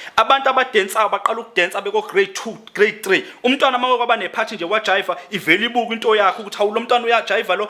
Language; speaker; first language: Zulu; native; Zulu